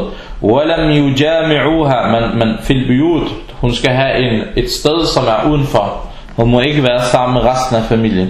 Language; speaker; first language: Danish; early bilingual, other home language; Arabic